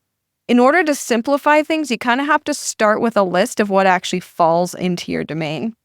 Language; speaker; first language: English; native; English